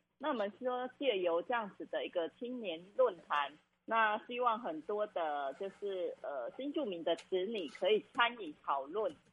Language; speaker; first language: Chinese; non-native, fluent; Khmer